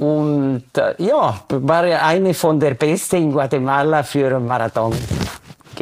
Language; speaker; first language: German; non-native, fluent; Spanish